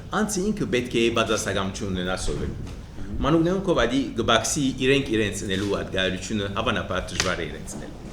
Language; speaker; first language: Armenian; early bilingual, heritage; Armenian